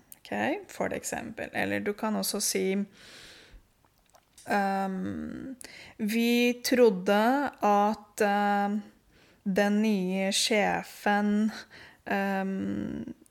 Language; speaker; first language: Norwegian; non-native, fluent; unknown